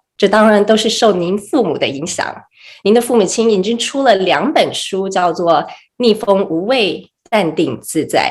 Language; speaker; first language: Chinese; native; Chinese